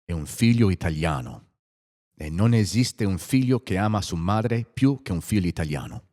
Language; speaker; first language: Italian; non-native, fluent; English